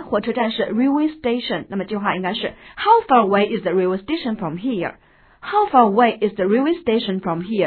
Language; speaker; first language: English; non-native, fluent; Chinese